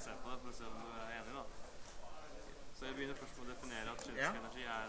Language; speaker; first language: Norwegian; native; Norwegian